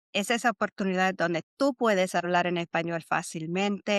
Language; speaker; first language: Spanish; early bilingual, other home language; English